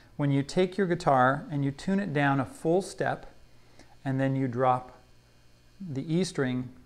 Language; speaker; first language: English; native; English